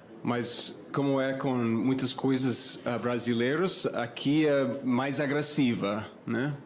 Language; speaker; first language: Portuguese; non-native, fluent; English